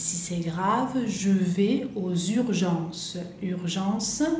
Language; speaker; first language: French; non-native, fluent; Spanish